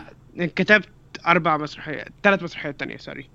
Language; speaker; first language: Arabic; native; Arabic